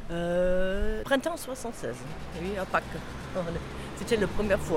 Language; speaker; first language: French; non-native, fluent; German